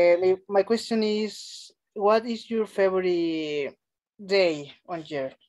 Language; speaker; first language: English; non-native, learner; Spanish